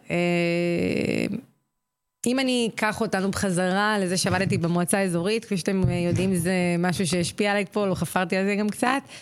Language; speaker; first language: Hebrew; native; Hebrew